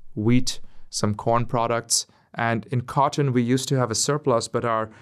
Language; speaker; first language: English; non-native, local second language; Urdu